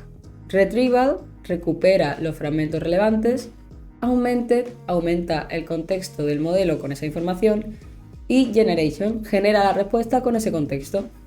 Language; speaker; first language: Spanish; native; Spanish